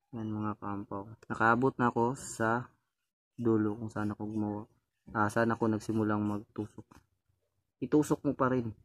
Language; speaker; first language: Filipino; non-native, local second language; Cebuano